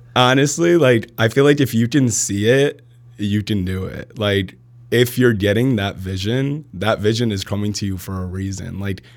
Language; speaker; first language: English; early bilingual, other home language; Arabic